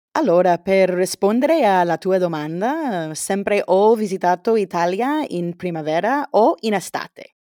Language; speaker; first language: Italian; non-native, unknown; English